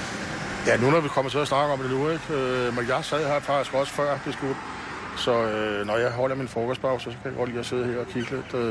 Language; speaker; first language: Danish; native; Danish